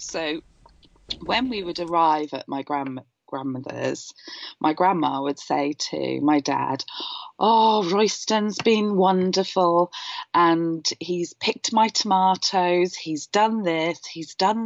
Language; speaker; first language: English; native; English